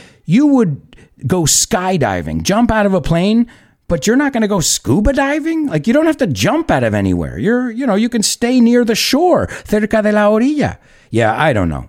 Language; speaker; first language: English; native; English